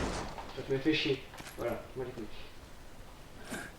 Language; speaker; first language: French; native; French